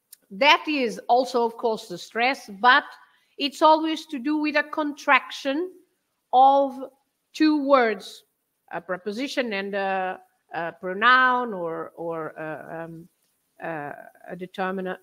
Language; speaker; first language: English; non-native, fluent; Portuguese